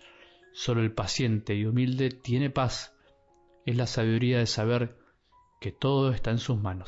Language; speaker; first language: Spanish; native; Spanish